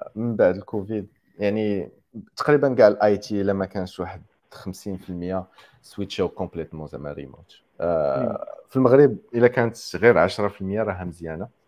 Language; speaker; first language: Arabic; native; Arabic